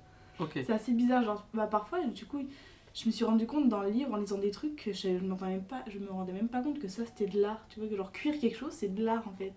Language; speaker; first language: French; native; French